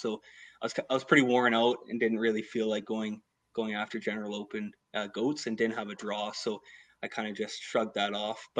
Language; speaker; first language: English; native; English